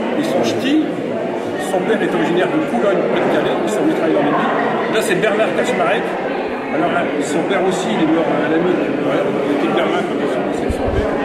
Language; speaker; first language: French; native; French